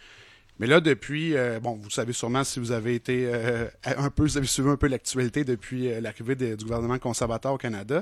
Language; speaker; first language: French; native; French